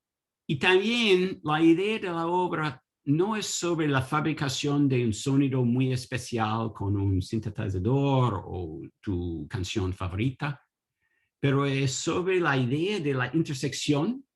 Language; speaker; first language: Spanish; non-native, learner; English